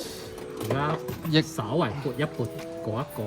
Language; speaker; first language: Chinese; native; Chinese